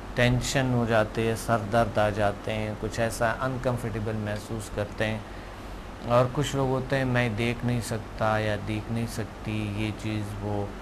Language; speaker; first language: Urdu; non-native, local second language; Pashto